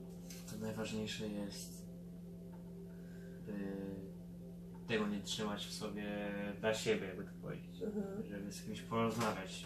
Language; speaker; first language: Polish; early bilingual, heritage; Polish